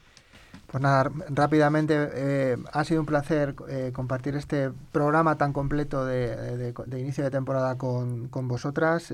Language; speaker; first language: Spanish; native; Spanish